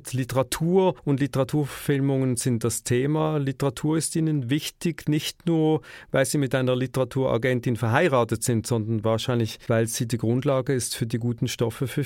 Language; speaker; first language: German; native; German